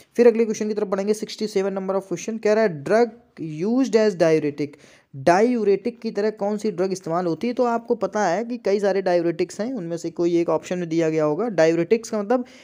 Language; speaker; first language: Hindi; native; Hindi